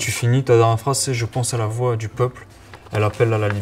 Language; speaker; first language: French; native; French